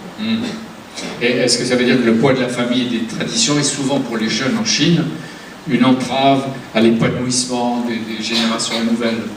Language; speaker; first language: French; native; French